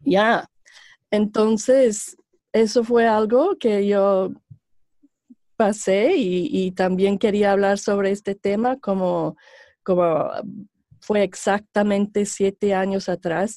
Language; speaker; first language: Spanish; non-native, fluent; English